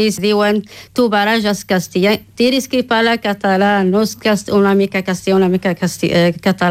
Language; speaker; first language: Catalan; non-native, learner; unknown